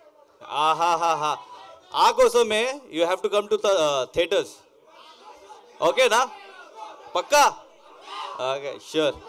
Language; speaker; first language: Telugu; non-native, learner; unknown